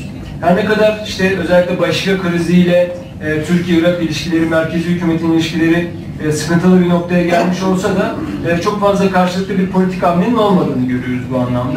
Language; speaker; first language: Turkish; native; Turkish